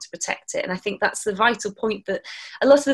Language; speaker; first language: English; native; English